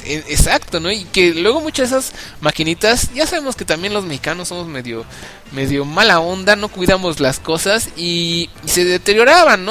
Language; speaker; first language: Spanish; native; Spanish